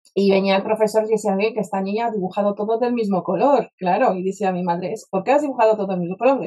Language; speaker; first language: Spanish; non-native, fluent; Polish